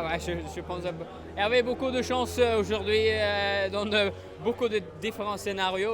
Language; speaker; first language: French; non-native, learner; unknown